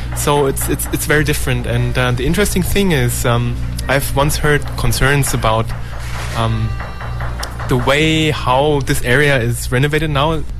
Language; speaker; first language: English; non-native, fluent; German